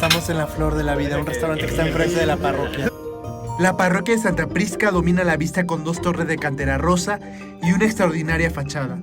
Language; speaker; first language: Spanish; native; Spanish